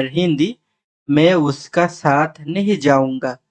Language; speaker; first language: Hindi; non-native, learner; Bangla